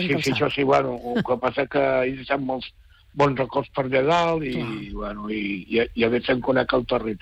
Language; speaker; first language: Catalan; native; Catalan